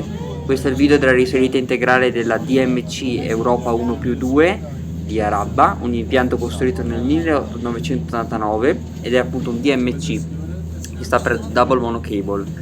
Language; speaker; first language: Italian; native; Italian